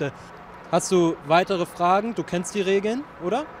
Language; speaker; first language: German; native; German